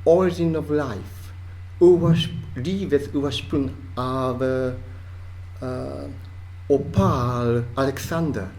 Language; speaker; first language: Swedish; non-native, fluent; Japanese